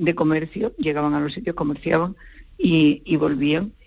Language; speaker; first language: Spanish; native; Spanish